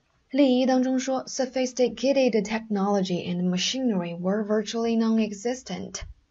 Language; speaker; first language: English; non-native, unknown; Chinese